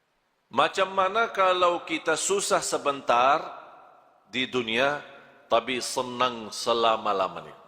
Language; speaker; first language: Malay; non-native, fluent; Arabic